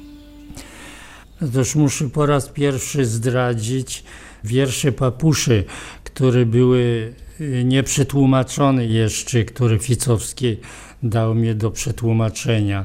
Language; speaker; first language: Polish; non-native, local second language; Romany